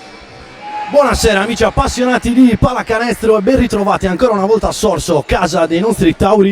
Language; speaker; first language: Italian; native; Italian